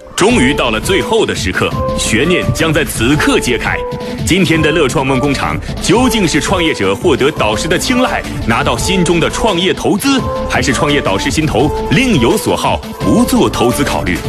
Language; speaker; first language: Chinese; native; Chinese